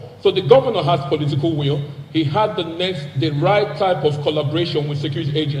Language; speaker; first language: English; non-native, local second language; Igbo